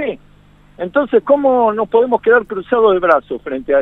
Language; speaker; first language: Spanish; native; Spanish